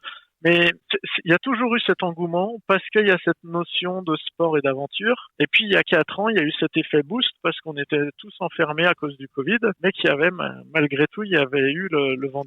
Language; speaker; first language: French; native; French